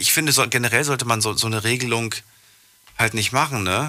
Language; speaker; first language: German; native; German